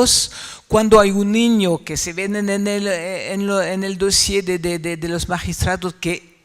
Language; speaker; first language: Spanish; non-native, fluent; French